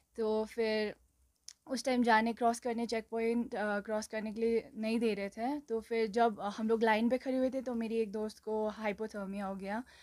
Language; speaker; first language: Hindi; non-native, local second language; Nepali